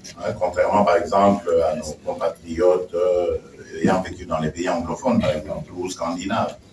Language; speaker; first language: French; non-native, local second language; Luba-Lulua